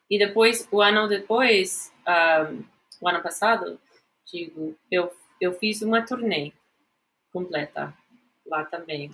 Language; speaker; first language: Portuguese; non-native, fluent; English